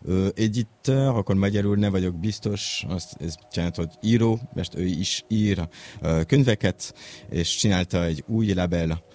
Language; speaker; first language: Hungarian; non-native, learner; French